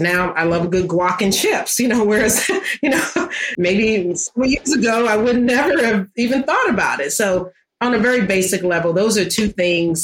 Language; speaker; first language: English; native; English